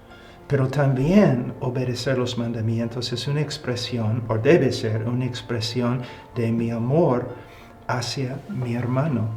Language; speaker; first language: Spanish; non-native, fluent; English